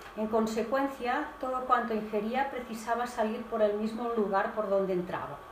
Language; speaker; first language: Spanish; non-native, local second language; Catalan